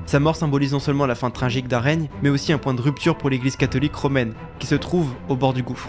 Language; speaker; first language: French; native; French